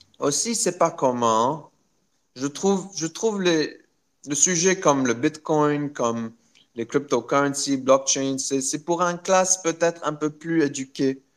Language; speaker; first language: French; non-native, local second language; Arabic